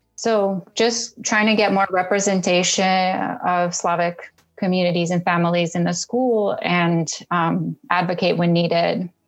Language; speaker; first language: English; early bilingual, other home language; Russian